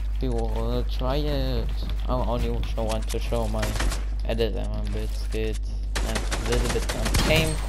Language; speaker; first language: English; non-native, learner; German